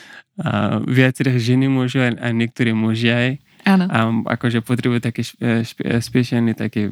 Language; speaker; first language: Slovak; non-native, learner; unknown